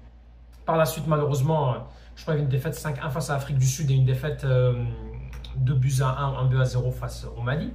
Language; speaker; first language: French; native; French